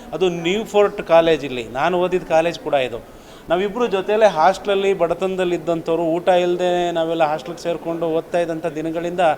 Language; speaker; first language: Kannada; non-native, local second language; Lambadi